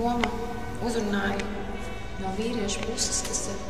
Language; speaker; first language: Latvian; native; Latvian